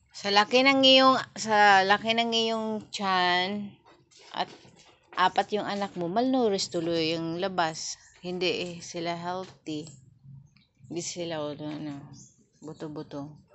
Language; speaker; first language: Filipino; native; Filipino